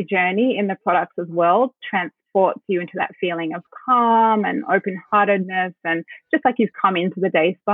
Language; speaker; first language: English; native; English